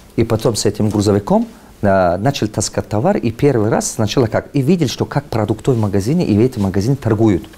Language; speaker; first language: Russian; non-native, local second language; Tajik